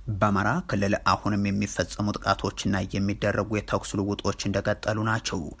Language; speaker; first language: Amharic; native; Amharic